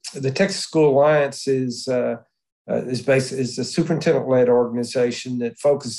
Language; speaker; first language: English; native; English